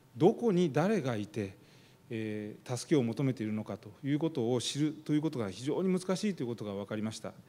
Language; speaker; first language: Japanese; native; Japanese